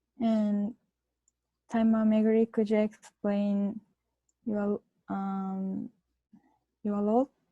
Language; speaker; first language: English; non-native, learner; Japanese